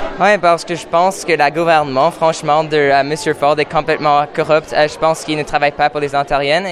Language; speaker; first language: French; non-native, fluent; English